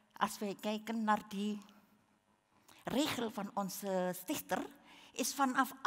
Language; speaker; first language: Dutch; non-native, learner; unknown